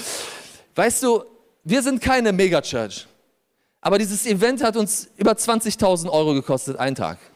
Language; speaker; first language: German; early bilingual, other home language; Polish